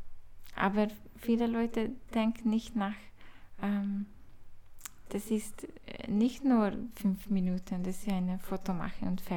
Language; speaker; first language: German; non-native, learner; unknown